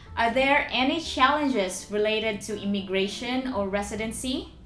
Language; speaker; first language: English; non-native, local second language; Cebuano